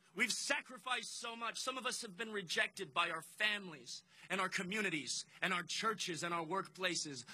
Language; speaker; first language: English; native; English